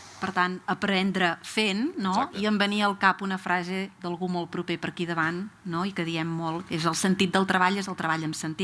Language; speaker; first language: Catalan; native; Catalan